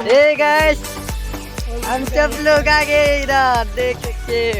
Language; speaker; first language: Hindi; non-native, local second language; Assamese